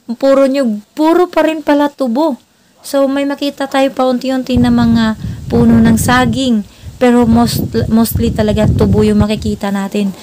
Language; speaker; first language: Filipino; native; Filipino